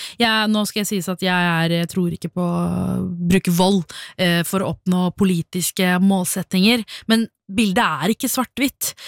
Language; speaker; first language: Norwegian; early bilingual, other home language; Tamil